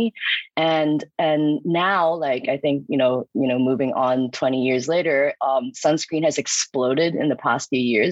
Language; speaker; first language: English; non-native, local second language; Cantonese